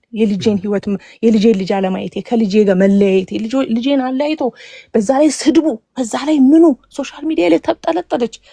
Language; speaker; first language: Amharic; native; Amharic